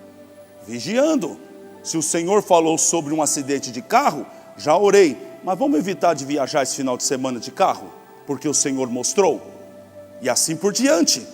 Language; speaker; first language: Portuguese; native; Portuguese